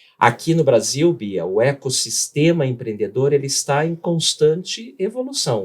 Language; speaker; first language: Portuguese; native; Portuguese